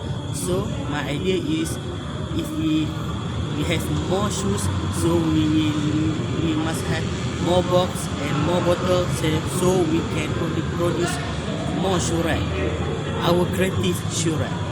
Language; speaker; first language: English; non-native, learner; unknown